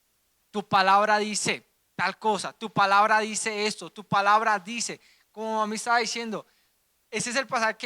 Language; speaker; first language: Spanish; native; Spanish